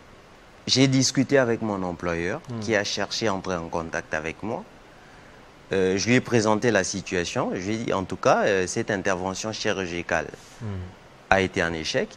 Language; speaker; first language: French; non-native, local second language; Lingala